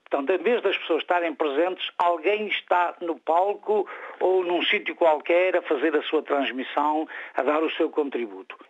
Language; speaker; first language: Portuguese; native; Portuguese